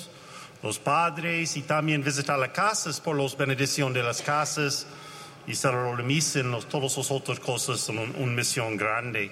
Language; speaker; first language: Spanish; non-native, learner; English